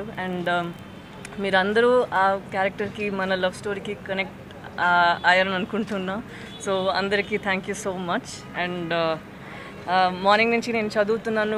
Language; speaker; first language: Telugu; non-native, fluent; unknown